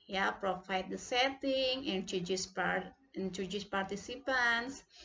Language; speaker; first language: English; non-native, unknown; Indonesian